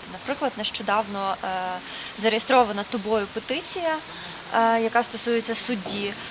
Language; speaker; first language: Ukrainian; native; Ukrainian